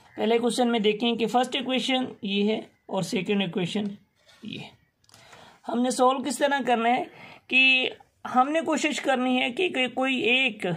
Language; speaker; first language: Urdu; non-native, local second language; Sindhi